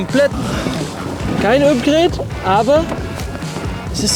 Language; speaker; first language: German; non-native, learner; Dutch